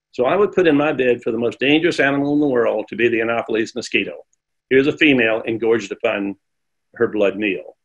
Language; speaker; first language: English; native; English